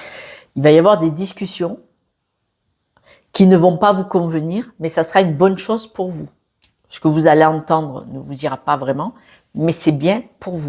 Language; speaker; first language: French; native; French